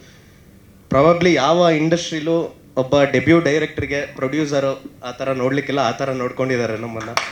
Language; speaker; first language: Kannada; native; Kannada